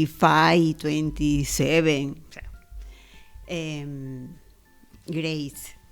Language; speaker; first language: English; non-native, learner; Spanish